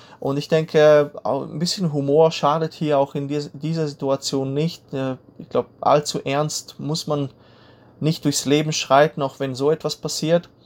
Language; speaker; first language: German; native; German